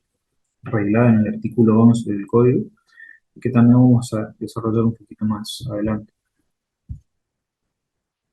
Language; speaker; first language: Spanish; native; Spanish